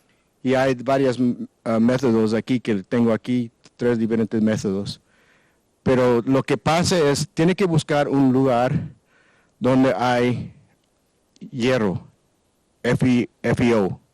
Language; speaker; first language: Spanish; non-native, learner; English